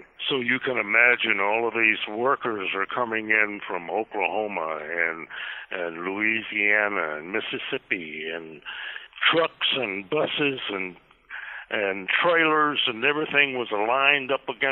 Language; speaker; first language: English; native; English